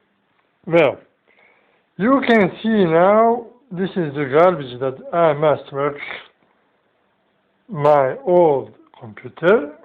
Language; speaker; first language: English; non-native, learner; Bosnian